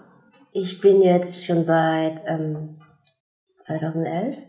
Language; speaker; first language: German; non-native, fluent; Indonesian